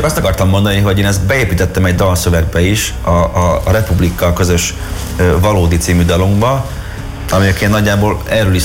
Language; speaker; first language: Hungarian; native; Hungarian